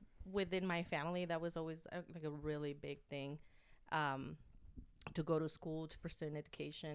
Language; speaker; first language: English; non-native, fluent; Spanish